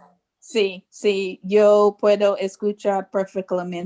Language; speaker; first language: Spanish; non-native, learner; English